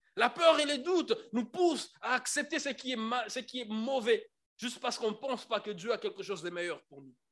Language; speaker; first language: French; non-native, local second language; Lingala